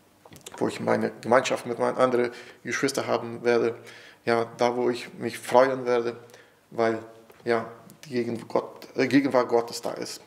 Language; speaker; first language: German; non-native, fluent; Portuguese